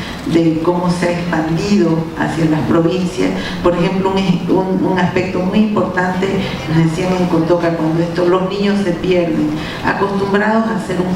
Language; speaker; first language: Spanish; native; Spanish